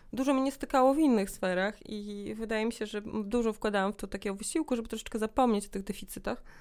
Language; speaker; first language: Polish; native; Polish